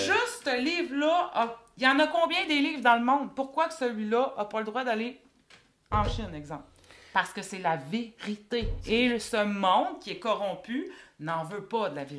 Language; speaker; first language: French; native; French